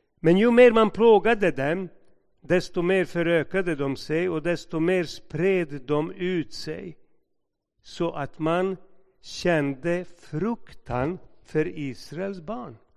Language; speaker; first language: Swedish; non-native, fluent; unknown